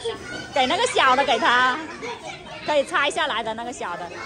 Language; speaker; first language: Chinese; native; Chinese